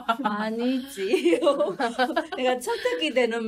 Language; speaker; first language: Korean; non-native, learner; Burmese